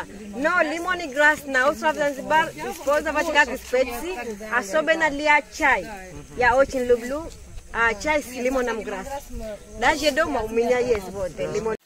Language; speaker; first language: Russian; non-native, learner; Swahili